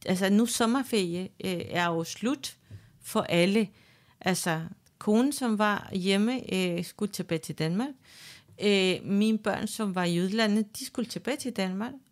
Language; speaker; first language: Danish; non-native, fluent; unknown